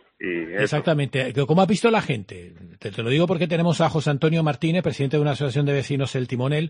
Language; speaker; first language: Spanish; native; Spanish